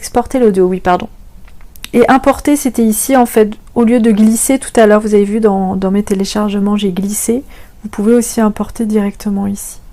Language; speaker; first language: French; native; French